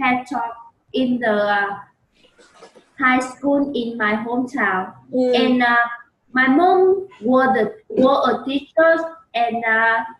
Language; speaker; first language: English; non-native, learner; Vietnamese